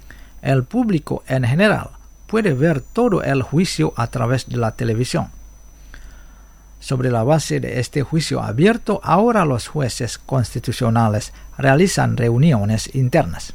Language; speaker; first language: Spanish; non-native, fluent; Indonesian